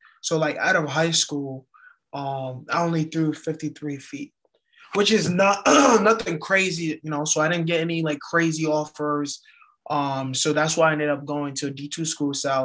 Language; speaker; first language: English; early bilingual, other home language; Haitian Creole